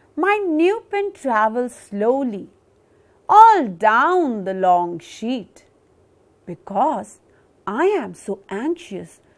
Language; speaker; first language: English; non-native, local second language; Punjabi